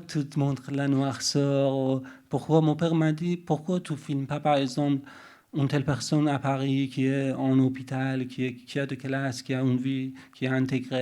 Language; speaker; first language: French; non-native, fluent; Persian